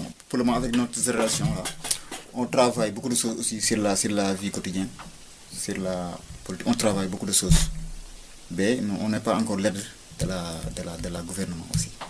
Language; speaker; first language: French; non-native, local second language; Wolof